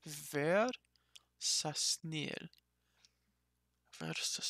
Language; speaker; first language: Norwegian; non-native, learner; English